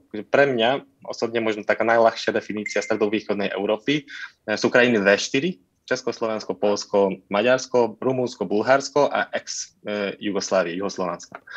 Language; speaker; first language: Slovak; non-native, local second language; Hungarian